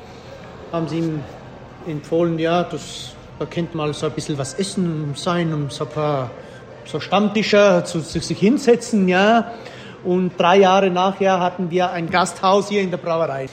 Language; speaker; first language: German; early bilingual, heritage; German